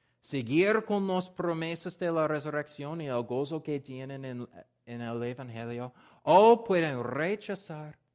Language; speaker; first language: Spanish; non-native, learner; English